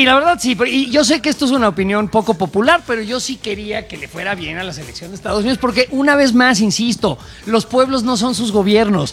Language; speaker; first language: Spanish; native; Spanish